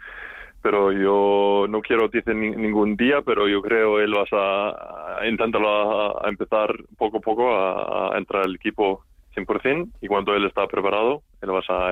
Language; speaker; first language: Spanish; non-native, learner; Icelandic